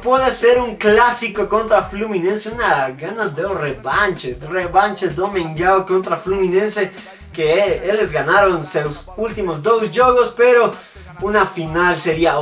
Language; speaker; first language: Spanish; non-native, learner; Portuguese